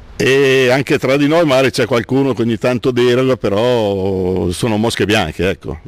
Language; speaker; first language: Italian; native; Italian